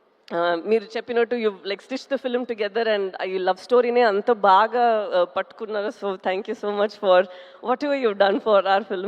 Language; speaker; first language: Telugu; non-native, local second language; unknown